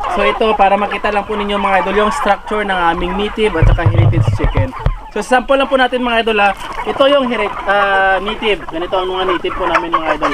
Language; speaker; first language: Filipino; native; Filipino